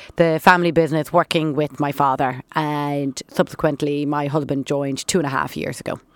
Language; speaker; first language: English; native; English